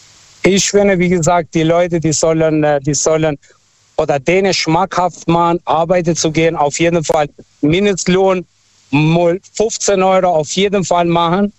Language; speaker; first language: German; non-native, fluent; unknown